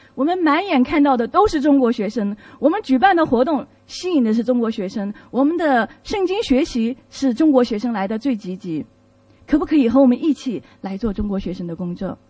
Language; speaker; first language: Chinese; native; Chinese